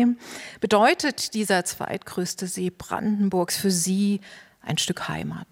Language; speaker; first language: German; native; German